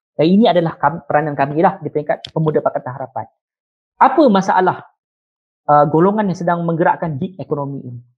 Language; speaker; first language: Malay; native; Malay